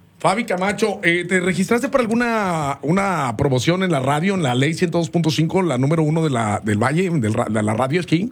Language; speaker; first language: Spanish; native; Spanish